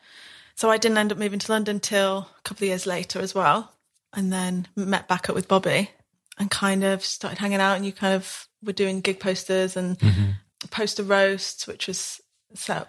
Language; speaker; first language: English; native; English